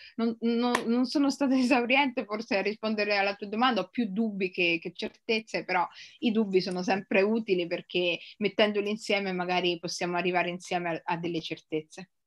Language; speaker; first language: Italian; native; Italian